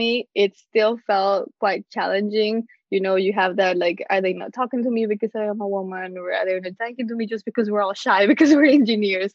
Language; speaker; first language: English; early bilingual, other home language; Spanish